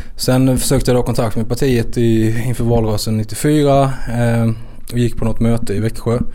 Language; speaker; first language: Swedish; native; Swedish